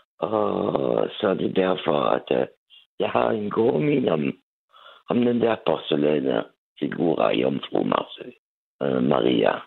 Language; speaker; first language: Danish; non-native, fluent; French